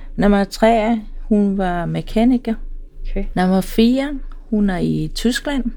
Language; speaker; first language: Danish; non-native, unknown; Swahili